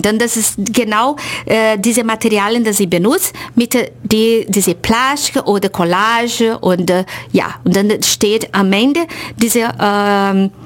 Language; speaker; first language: German; non-native, fluent; Portuguese